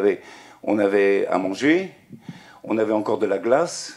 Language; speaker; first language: French; native; French